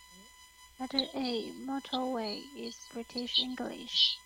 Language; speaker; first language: English; non-native, learner; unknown